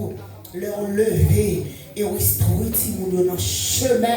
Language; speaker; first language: French; non-native, local second language; Haitian Creole